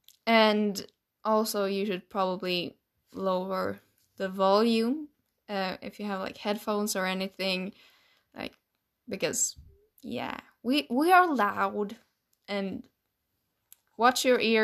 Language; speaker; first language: English; non-native, fluent; Swedish